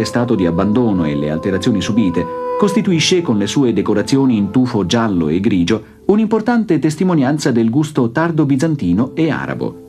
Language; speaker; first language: Italian; native; Italian